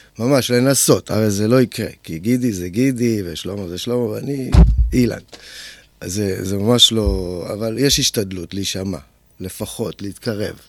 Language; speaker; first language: Hebrew; native; Hebrew